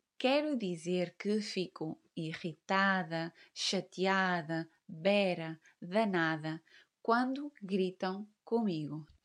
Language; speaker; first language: Portuguese; native; Portuguese